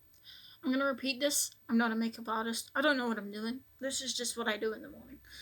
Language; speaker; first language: English; native; English